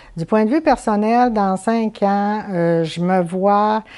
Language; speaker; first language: French; native; French